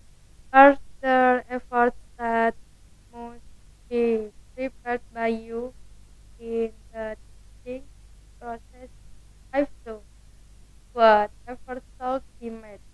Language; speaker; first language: English; non-native, learner; Indonesian